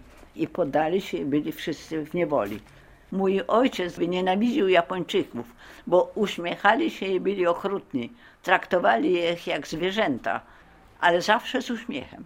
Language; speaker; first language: Polish; early bilingual, heritage; Polish